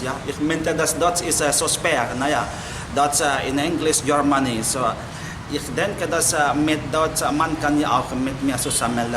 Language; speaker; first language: German; non-native, learner; Indonesian